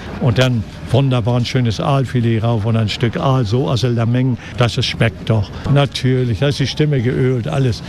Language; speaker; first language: German; native; German